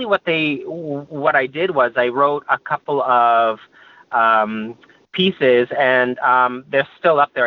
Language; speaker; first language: English; native; English